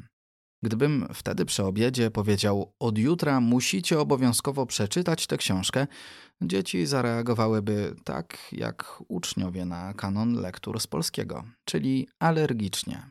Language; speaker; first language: Polish; native; Polish